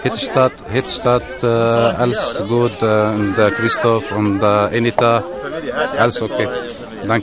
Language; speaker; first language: German; non-native, learner; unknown